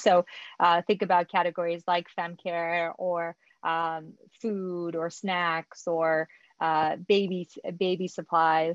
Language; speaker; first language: English; non-native, fluent; French